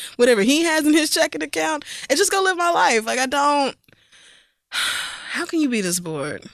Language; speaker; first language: English; native; English